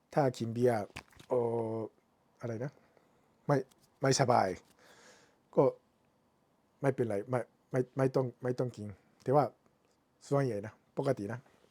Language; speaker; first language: Thai; non-native, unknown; Japanese